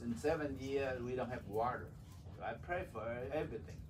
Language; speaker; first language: English; non-native, learner; Vietnamese